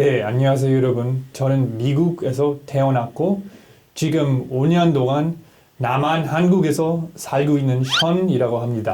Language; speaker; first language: Korean; non-native, learner; English